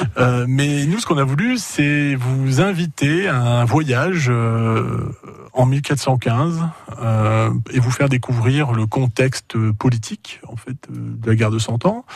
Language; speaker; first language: French; native; French